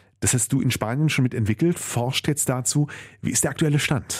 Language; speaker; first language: German; native; German